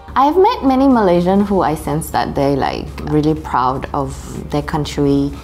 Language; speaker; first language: English; non-native, fluent; Vietnamese